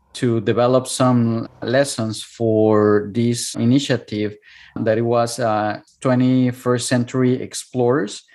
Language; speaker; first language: English; non-native, fluent; Spanish